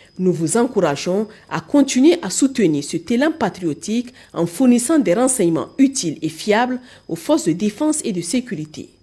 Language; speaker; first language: French; non-native, local second language; Hausa